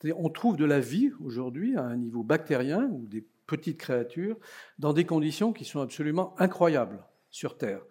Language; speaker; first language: French; native; French